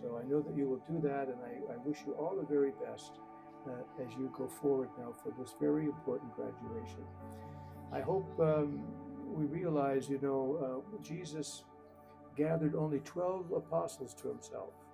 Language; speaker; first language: English; native; English